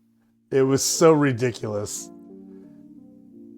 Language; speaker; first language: English; native; English